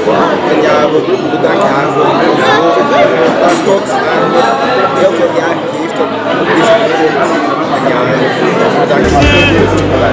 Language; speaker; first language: Dutch; early bilingual, other home language; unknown